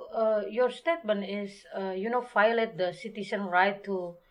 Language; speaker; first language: English; non-native, learner; Indonesian